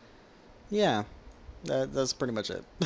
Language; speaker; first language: English; native; English